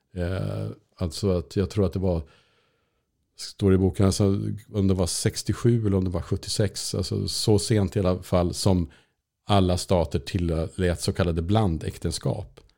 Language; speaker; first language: Swedish; native; Swedish